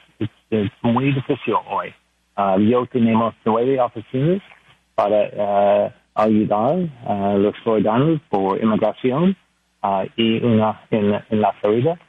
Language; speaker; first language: Spanish; non-native, learner; English